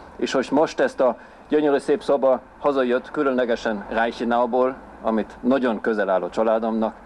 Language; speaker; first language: Hungarian; non-native, fluent; German